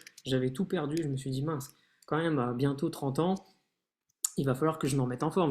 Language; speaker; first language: French; native; French